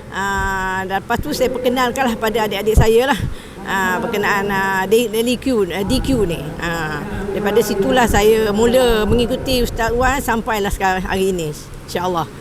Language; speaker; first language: Malay; native; Malay